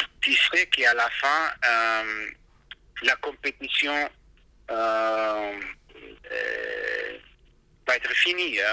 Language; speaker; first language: French; non-native, fluent; Spanish